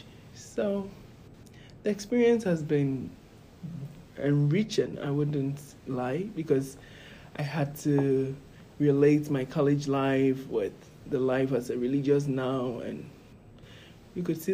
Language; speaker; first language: English; non-native, local second language; Ewe